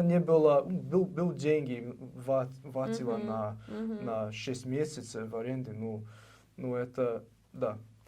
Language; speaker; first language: Russian; non-native, learner; English